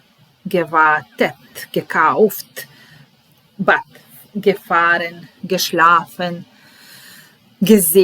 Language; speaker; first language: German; non-native, fluent; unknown